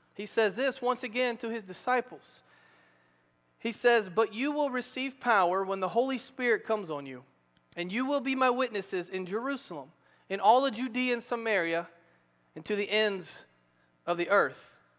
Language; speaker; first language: English; native; English